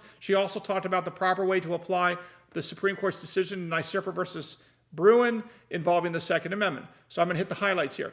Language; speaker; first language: English; native; English